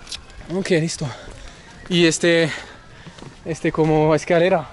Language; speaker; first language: Spanish; non-native, learner; French